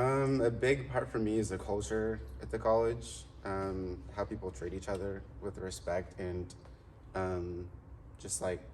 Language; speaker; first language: English; native; English